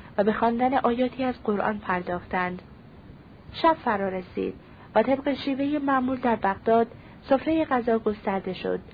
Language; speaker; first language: Persian; native; Persian